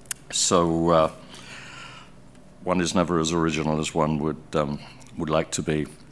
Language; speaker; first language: English; native; English